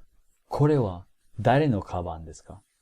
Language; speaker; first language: Japanese; non-native, fluent; English